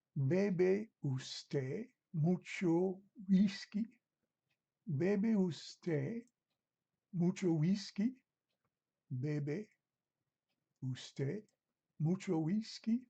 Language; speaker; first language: Spanish; non-native, fluent; English